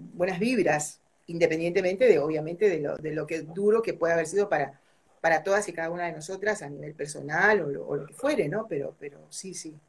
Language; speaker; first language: Spanish; native; Spanish